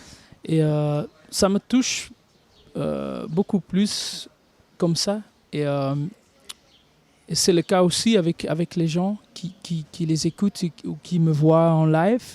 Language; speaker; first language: French; non-native, local second language; Dutch